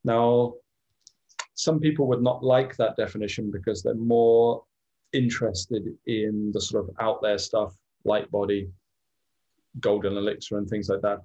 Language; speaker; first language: English; native; English